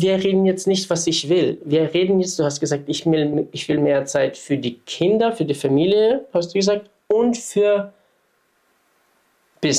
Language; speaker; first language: German; non-native, fluent; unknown